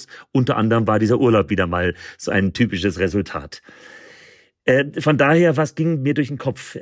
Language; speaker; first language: German; native; German